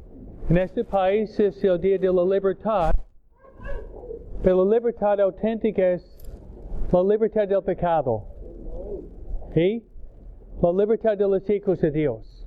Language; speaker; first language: Spanish; non-native, fluent; English